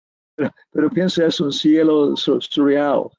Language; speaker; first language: Spanish; non-native, learner; English